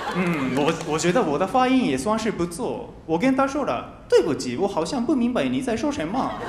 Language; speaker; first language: Chinese; non-native, fluent; Japanese